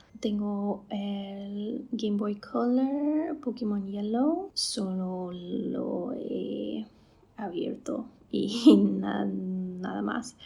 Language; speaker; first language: Spanish; non-native, fluent; English